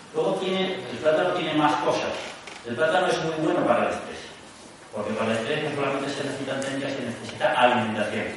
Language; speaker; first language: Spanish; native; Spanish